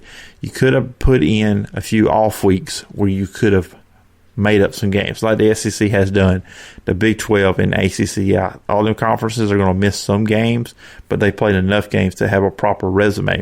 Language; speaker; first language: English; native; English